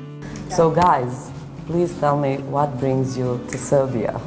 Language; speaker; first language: English; non-native, fluent; Serbian